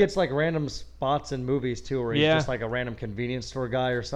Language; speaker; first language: English; native; English